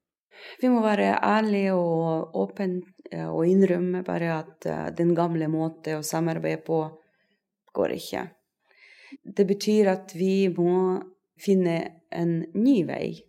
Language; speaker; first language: Norwegian; non-native, fluent; Russian